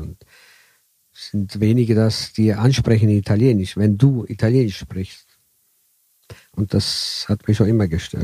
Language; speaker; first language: German; early bilingual, heritage; Italian